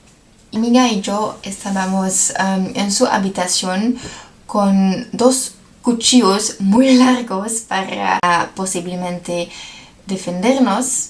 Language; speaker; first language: Spanish; non-native, learner; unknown